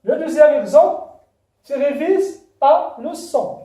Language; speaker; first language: French; non-native, local second language; Arabic